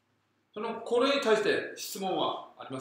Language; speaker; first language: Japanese; non-native, fluent; Korean